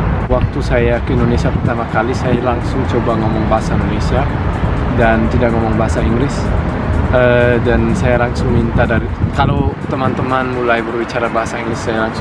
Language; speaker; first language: Indonesian; non-native, fluent; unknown